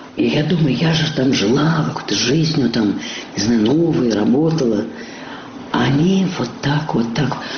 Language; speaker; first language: Russian; native; Russian